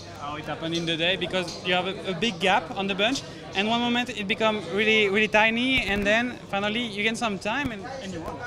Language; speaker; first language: English; non-native, fluent; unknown